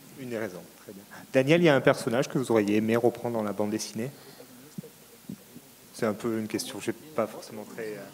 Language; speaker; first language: French; native; French